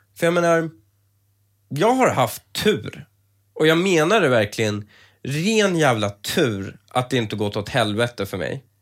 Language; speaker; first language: Swedish; early bilingual, other home language; Persian